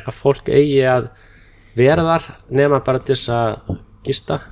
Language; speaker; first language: Icelandic; non-native, fluent; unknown